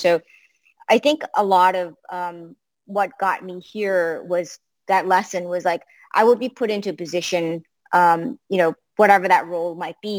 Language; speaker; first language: English; early bilingual, other home language; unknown